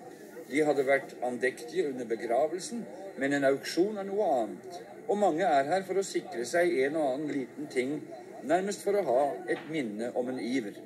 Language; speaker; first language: Norwegian; native; Norwegian